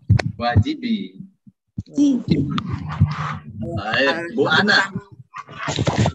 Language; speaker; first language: Arabic; non-native, fluent; Indonesian